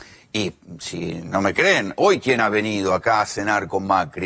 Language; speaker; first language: Spanish; native; Spanish